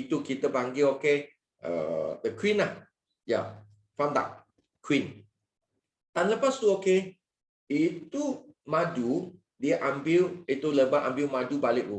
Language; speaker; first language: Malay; non-native, local second language; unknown